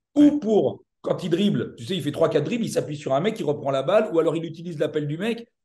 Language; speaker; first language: French; native; French